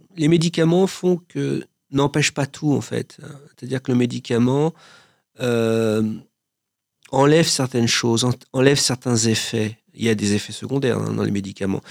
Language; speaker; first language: French; native; French